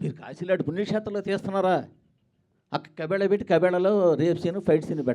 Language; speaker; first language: Telugu; native; Telugu